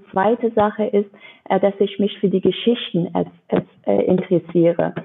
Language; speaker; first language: German; non-native, fluent; Persian